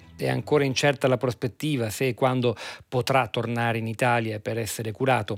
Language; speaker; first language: Italian; native; Italian